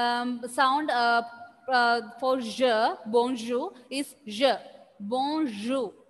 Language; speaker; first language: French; non-native, fluent; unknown